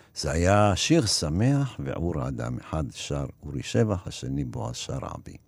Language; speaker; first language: Hebrew; early bilingual, other home language; Arabic